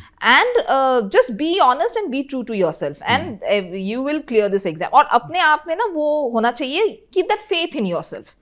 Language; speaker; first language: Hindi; non-native, local second language; Assamese